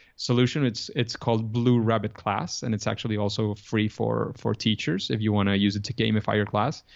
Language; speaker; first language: English; non-native, fluent; Spanish